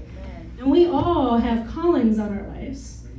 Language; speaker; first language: English; native; English